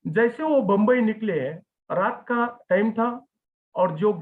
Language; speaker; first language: Hindi; non-native, local second language; Marathi